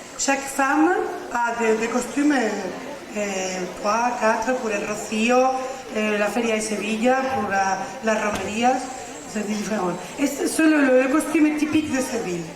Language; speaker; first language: French; non-native, learner; Spanish